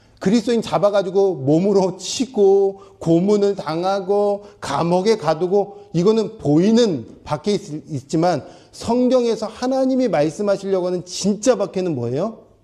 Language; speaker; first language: Korean; native; Korean